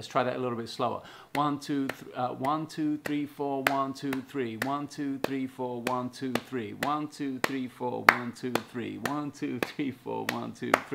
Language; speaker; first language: English; native; English